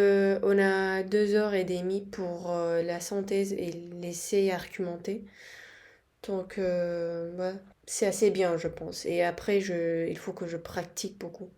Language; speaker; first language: French; non-native, fluent; Spanish